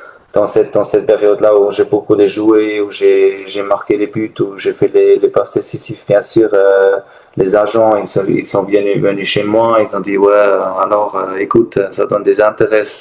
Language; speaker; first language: French; non-native, learner; German